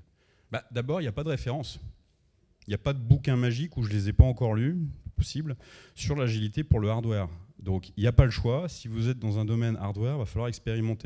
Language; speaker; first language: French; native; French